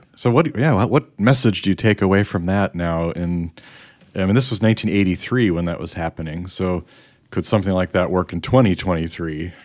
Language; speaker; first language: English; native; English